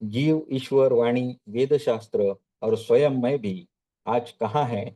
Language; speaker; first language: Hindi; non-native, local second language; Marathi